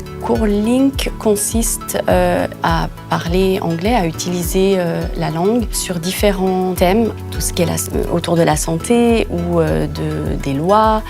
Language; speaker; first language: French; native; French